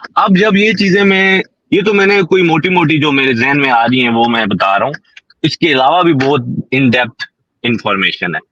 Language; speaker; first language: Urdu; non-native, local second language; Punjabi